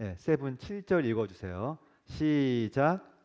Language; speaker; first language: Korean; native; Korean